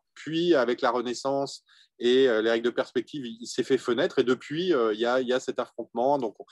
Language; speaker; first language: French; native; French